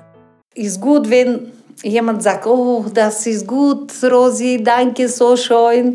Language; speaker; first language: German; non-native, learner; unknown